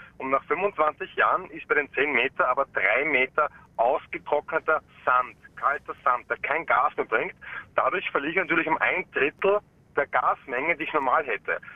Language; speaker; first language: German; native; German